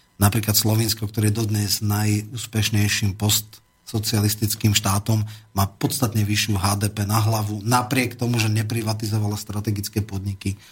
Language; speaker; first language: Slovak; native; Slovak